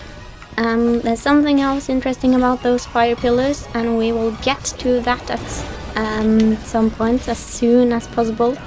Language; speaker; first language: English; non-native, fluent; Norwegian